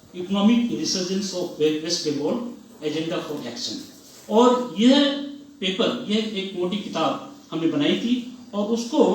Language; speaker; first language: Hindi; non-native, local second language; Bangla